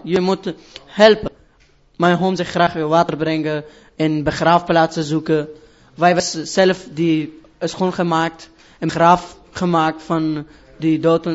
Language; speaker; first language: Dutch; non-native, learner; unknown